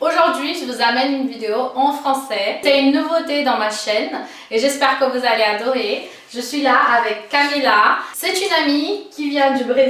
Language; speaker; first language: French; non-native, fluent; Portuguese